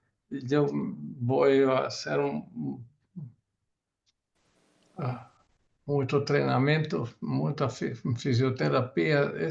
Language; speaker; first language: Spanish; non-native, learner; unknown